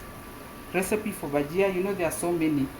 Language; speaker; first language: English; non-native, local second language; Swahili